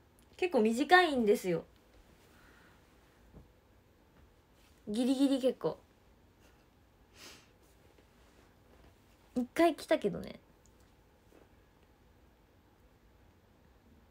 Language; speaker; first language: Japanese; native; Japanese